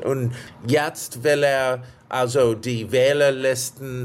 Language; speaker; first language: German; non-native, fluent; English